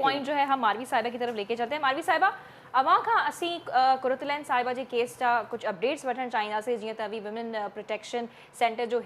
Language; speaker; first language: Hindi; non-native, local second language; Sindhi